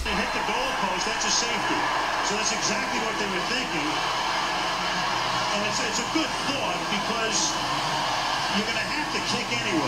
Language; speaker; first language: English; native; English